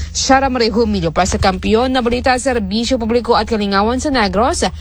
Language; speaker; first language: Filipino; non-native, local second language; Hiligaynon